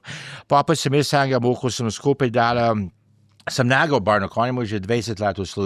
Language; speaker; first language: Slovenian; early bilingual, heritage; English